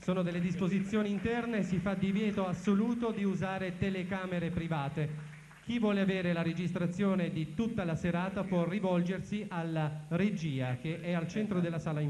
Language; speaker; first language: Italian; native; Italian